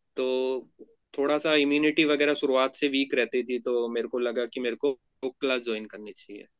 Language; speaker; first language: Hindi; native; Hindi